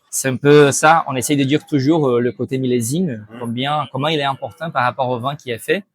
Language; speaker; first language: French; non-native, fluent; Portuguese